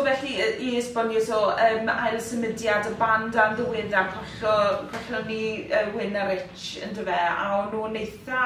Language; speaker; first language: Welsh; native; Welsh